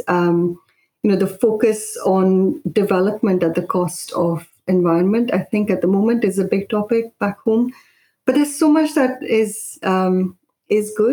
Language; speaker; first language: English; non-native, local second language; Malayalam